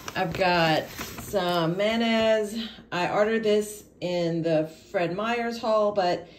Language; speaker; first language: English; native; English